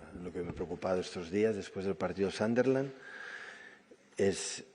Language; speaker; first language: Spanish; native; Spanish